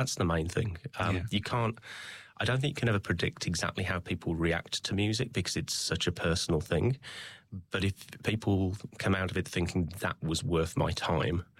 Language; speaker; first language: English; native; English